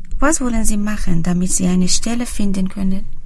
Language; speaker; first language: German; non-native, learner; Persian